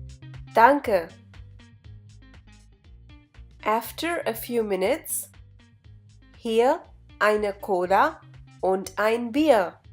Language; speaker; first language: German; non-native, fluent; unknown